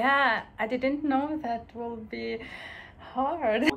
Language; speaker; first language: English; non-native, fluent; Arabic